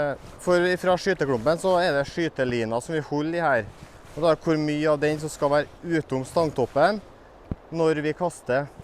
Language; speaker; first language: Norwegian; native; Norwegian